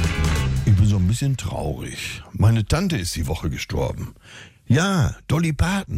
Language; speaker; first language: German; native; German